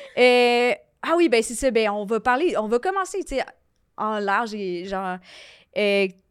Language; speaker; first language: French; native; French